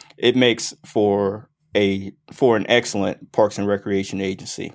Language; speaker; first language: English; native; English